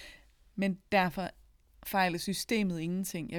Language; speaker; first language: Danish; native; Danish